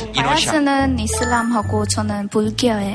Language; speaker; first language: Korean; non-native, learner; Sinhala